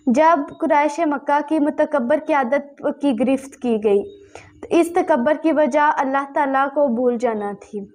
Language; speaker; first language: Urdu; native; Urdu